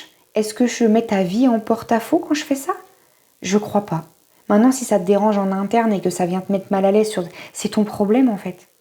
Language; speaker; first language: French; native; French